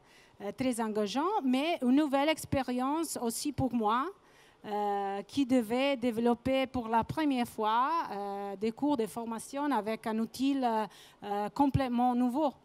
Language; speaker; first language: French; non-native, fluent; Italian